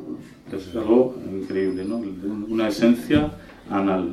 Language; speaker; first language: Spanish; native; Spanish